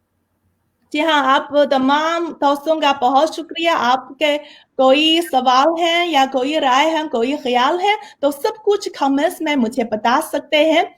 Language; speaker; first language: Hindi; non-native, fluent; Chinese